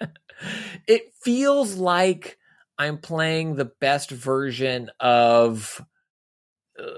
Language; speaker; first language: English; native; English